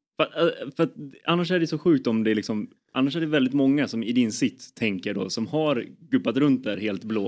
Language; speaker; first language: Swedish; native; Swedish